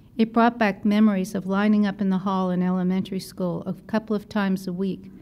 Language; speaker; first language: English; native; English